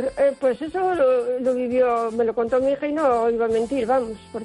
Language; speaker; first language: Spanish; native; Spanish